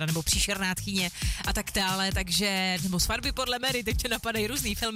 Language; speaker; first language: Czech; native; Czech